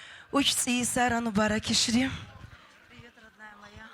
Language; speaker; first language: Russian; non-native, local second language; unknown